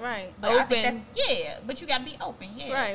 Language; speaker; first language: English; native; English